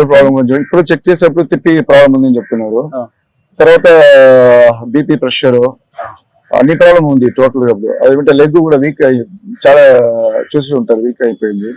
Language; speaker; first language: Telugu; non-native, local second language; Tamil